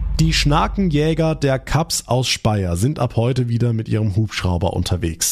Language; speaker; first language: German; native; German